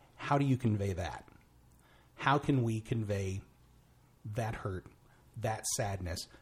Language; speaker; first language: English; native; English